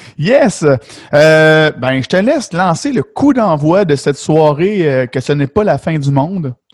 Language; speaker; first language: French; native; French